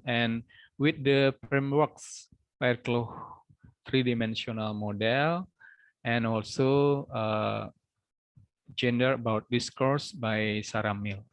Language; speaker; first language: English; non-native, local second language; Indonesian